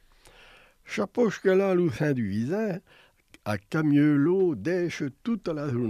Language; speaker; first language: French; native; French